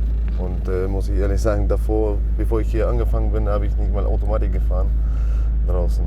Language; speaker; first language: German; non-native, fluent; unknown